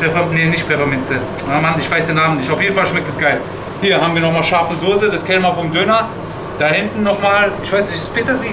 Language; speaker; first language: German; native; German